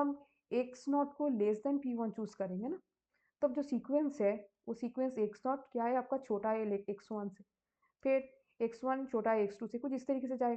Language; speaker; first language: Hindi; native; Hindi